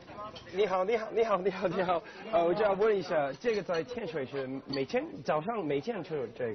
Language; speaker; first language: Chinese; non-native, fluent; English